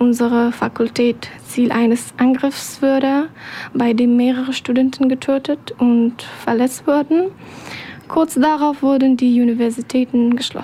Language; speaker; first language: German; non-native, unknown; Persian